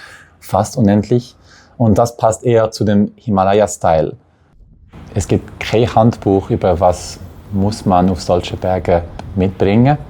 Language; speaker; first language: German; non-native, local second language; French